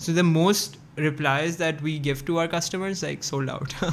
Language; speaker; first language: English; early bilingual, other home language; Urdu